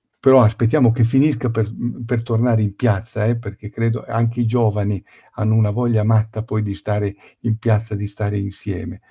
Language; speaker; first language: Italian; native; Italian